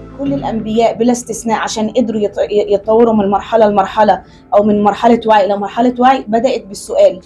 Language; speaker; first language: Egyptian Arabic; early bilingual, heritage; Arabic